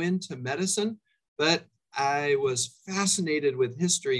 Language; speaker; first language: English; native; English